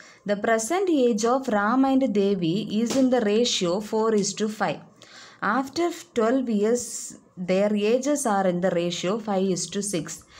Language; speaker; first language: English; non-native, local second language; Tamil